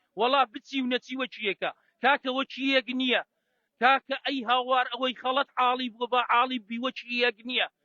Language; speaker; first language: Central Kurdish; native; Central Kurdish